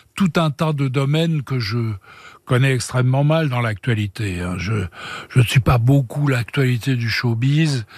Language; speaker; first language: French; native; French